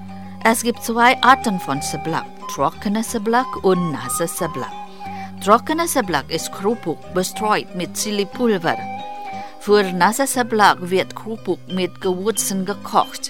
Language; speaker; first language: German; non-native, fluent; Indonesian